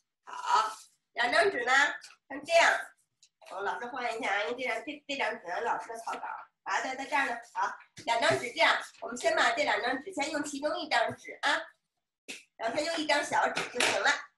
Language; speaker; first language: Chinese; native; Chinese